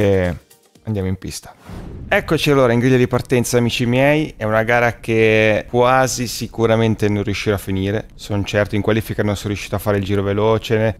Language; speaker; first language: Italian; native; Italian